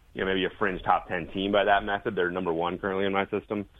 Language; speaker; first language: English; native; English